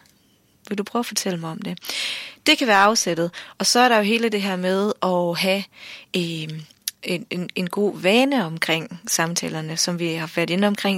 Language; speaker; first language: Danish; native; Danish